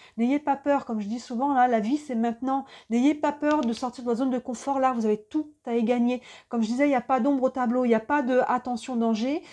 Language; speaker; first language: French; native; French